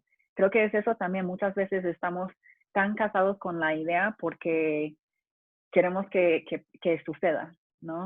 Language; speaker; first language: Spanish; non-native, fluent; English